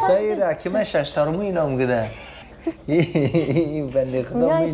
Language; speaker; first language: Persian; native; Persian